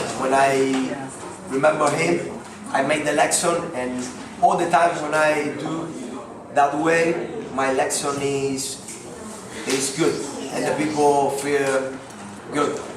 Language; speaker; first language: English; non-native, learner; Spanish